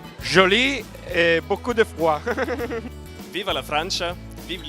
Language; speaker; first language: French; non-native, learner; Italian